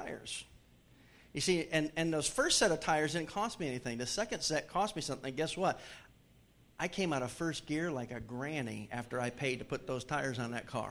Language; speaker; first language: English; native; English